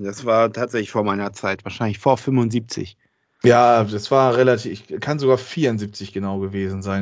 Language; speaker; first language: German; native; German